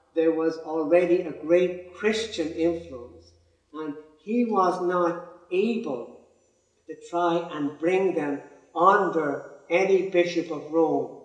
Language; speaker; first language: English; native; English